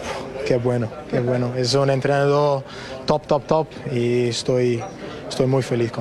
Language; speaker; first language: Spanish; non-native, learner; English